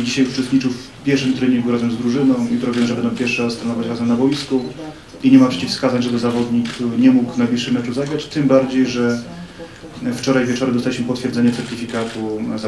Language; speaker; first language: Polish; native; Polish